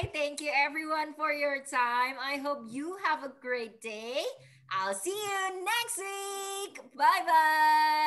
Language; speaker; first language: English; non-native, fluent; Indonesian